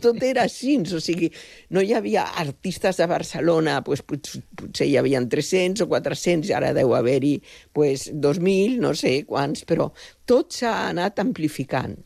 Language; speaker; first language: Catalan; non-native, local second language; Spanish